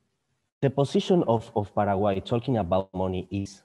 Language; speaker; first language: English; non-native, learner; Spanish